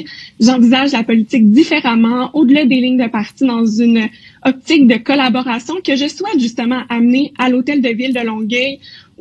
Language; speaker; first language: French; native; French